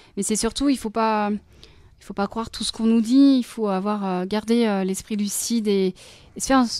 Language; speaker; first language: French; native; French